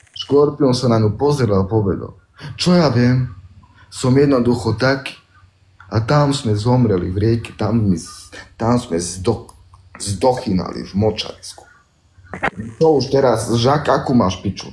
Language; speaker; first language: Slovak; non-native, local second language; Romany